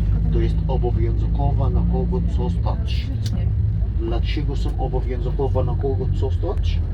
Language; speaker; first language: Polish; non-native, learner; Arabic